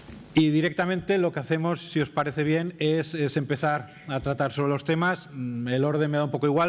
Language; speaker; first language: Spanish; native; Spanish